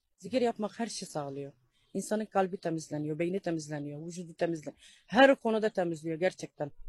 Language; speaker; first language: Turkish; non-native, fluent; Arabic